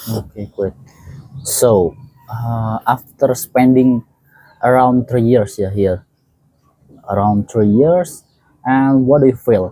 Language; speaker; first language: English; non-native, fluent; Indonesian